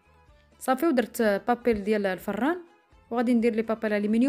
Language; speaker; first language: Arabic; native; Arabic